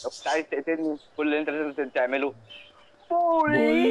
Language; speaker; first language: Arabic; native; Arabic